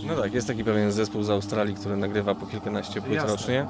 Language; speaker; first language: Polish; native; Polish